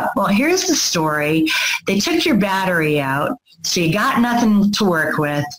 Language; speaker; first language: English; native; English